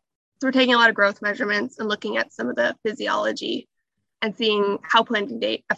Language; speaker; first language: English; native; English